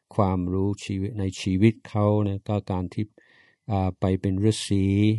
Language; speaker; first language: Thai; non-native, fluent; English